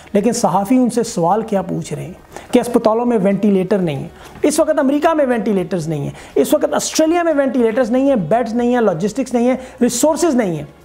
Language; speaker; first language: Urdu; native; Urdu